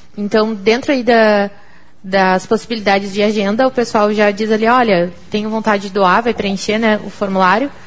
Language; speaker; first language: Portuguese; native; Portuguese